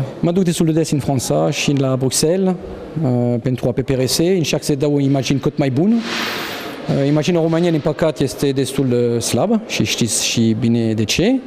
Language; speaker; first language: Romanian; non-native, fluent; French